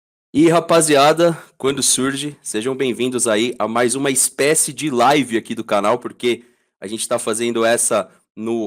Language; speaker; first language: Portuguese; native; Portuguese